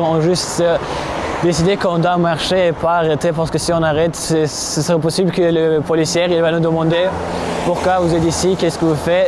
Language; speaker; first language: French; non-native, learner; Tajik